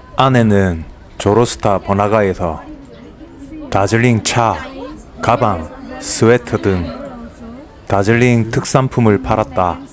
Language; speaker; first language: Korean; native; Korean